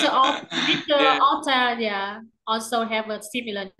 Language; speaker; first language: English; non-native, learner; Vietnamese